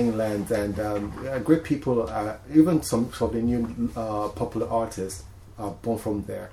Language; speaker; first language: English; non-native, local second language; Yoruba